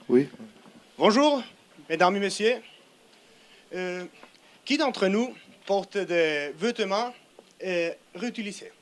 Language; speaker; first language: French; non-native, learner; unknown